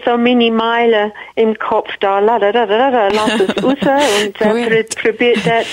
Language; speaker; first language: German; non-native, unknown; English